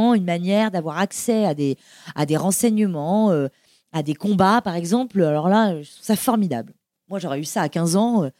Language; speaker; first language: French; native; French